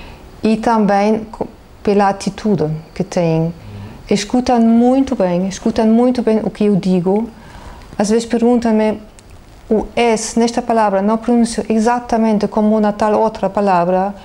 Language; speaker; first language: Portuguese; non-native, fluent; German